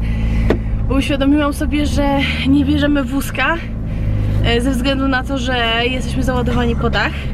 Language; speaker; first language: Polish; native; Polish